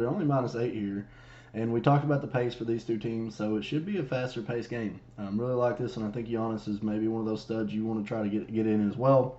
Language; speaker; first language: English; native; English